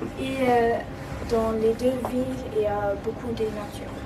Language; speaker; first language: French; non-native, learner; German